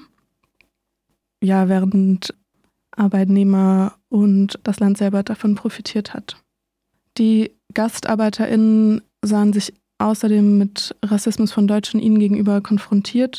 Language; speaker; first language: German; native; German